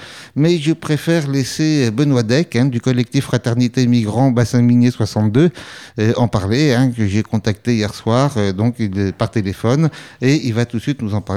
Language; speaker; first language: French; native; French